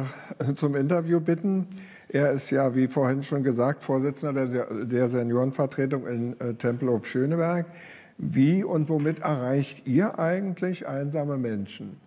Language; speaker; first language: German; native; German